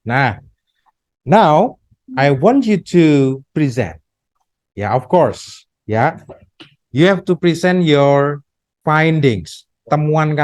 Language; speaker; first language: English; non-native, fluent; Indonesian